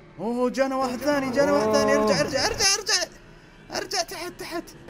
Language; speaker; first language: Arabic; native; Arabic